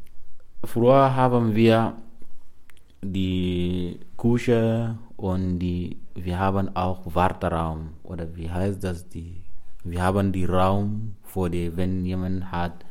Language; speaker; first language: German; non-native, learner; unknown